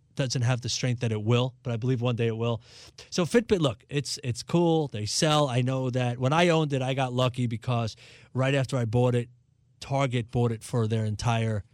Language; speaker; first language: English; native; English